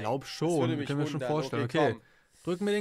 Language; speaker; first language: German; native; German